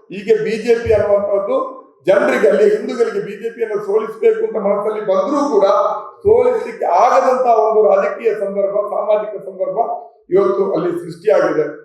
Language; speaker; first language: Kannada; non-native, local second language; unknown